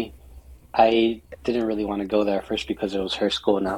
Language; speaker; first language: English; native; English